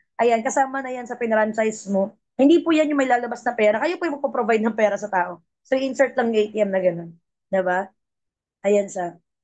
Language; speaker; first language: Filipino; non-native, local second language; Cebuano